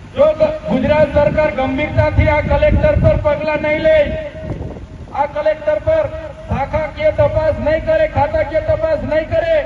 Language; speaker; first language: Gujarati; non-native, local second language; Vasavi